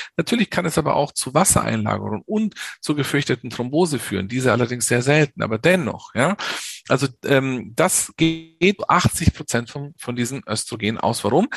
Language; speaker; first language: German; early bilingual, other home language; Italian